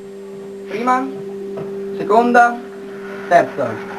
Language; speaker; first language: Italian; native; Italian